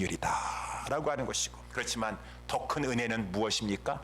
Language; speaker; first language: Korean; native; Korean